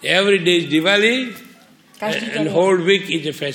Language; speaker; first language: English; non-native, learner; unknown